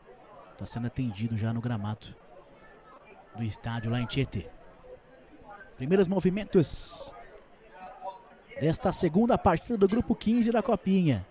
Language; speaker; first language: Portuguese; native; Portuguese